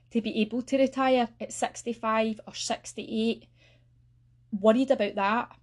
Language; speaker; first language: English; native; English